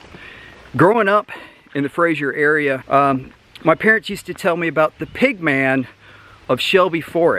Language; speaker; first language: English; native; English